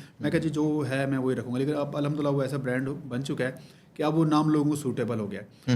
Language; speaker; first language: Urdu; non-native, local second language; Baluchi